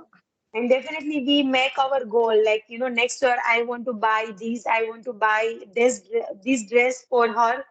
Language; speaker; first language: English; non-native, learner; Gujarati